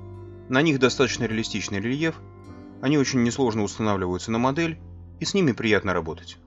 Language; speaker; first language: Russian; native; Russian